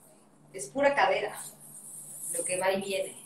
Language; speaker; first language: Spanish; native; Spanish